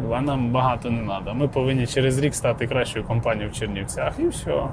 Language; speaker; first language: Ukrainian; native; Ukrainian